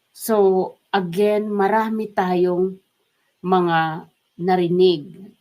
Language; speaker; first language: Filipino; non-native, local second language; Waray